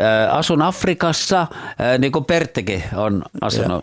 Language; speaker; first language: Finnish; native; Finnish